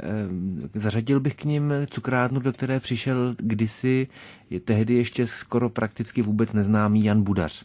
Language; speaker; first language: Czech; native; Czech